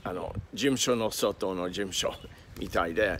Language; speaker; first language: Japanese; non-native, learner; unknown